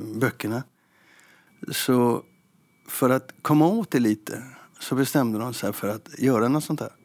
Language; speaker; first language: Swedish; native; Swedish